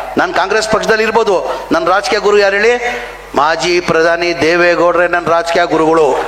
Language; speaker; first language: Kannada; non-native, local second language; Urdu